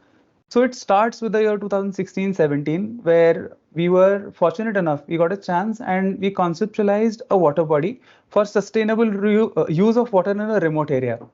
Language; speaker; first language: English; non-native, local second language; Marathi